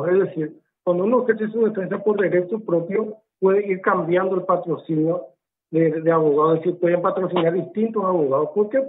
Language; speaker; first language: Spanish; native; Spanish